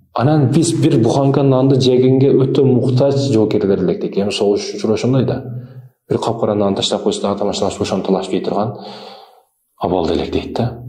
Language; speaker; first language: Kyrgyz; native; Kyrgyz